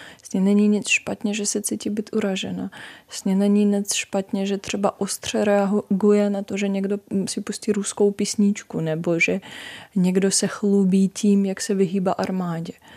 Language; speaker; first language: Czech; non-native, fluent; Russian